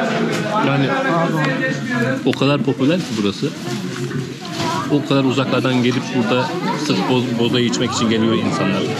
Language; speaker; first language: Turkish; native; Turkish